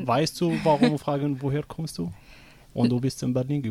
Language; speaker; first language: German; non-native, learner; Arabic